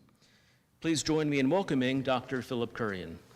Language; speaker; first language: English; native; English